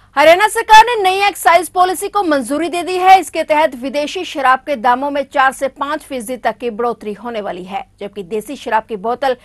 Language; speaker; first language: Hindi; native; Hindi